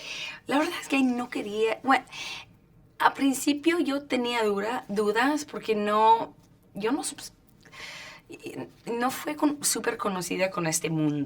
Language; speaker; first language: Spanish; non-native, learner; English